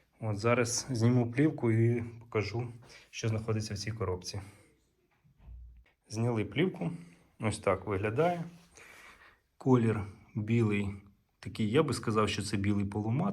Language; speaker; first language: Ukrainian; native; Ukrainian